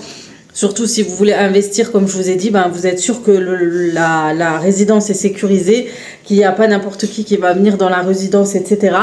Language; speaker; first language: French; native; French